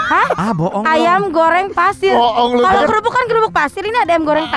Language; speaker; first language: Indonesian; native; Indonesian